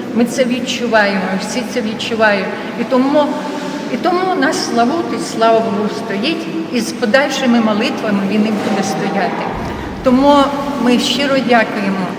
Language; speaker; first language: Ukrainian; non-native, local second language; Russian